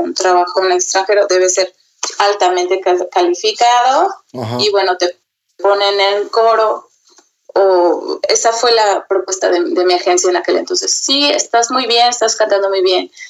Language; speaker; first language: Spanish; native; Spanish